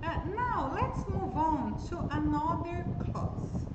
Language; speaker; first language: English; non-native, fluent; Portuguese